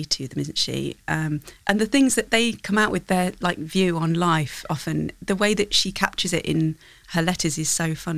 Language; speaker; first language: English; native; English